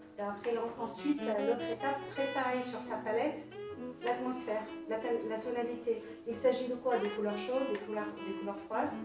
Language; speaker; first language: French; non-native, local second language; Arabic